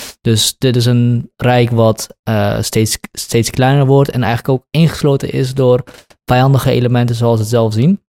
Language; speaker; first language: Dutch; early bilingual, other home language; Kurdish